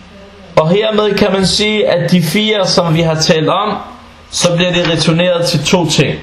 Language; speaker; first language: Danish; non-native, fluent; Arabic